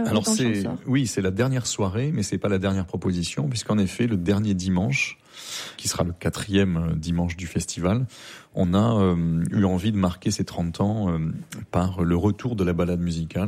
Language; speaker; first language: French; native; French